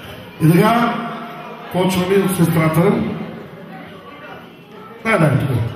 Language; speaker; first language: Bulgarian; non-native, local second language; Turkish